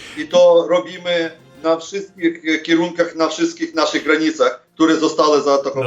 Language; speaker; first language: Polish; non-native, fluent; Ukrainian